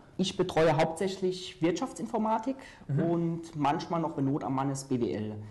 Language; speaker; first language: German; native; German